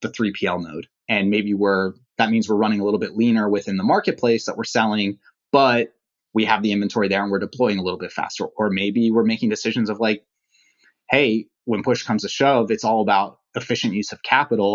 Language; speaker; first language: English; native; English